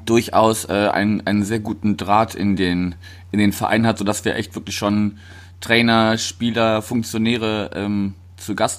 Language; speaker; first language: German; native; German